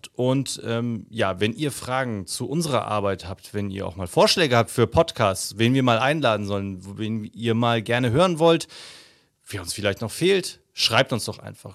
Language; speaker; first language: German; native; German